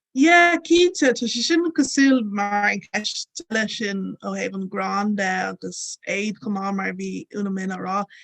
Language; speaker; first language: Irish; non-native, local second language; Yoruba